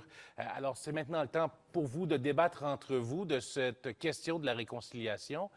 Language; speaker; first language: French; native; French